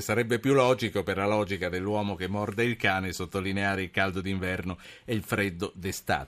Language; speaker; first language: Italian; native; Italian